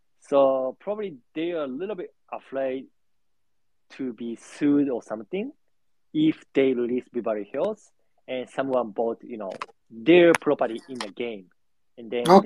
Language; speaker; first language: English; non-native, learner; Japanese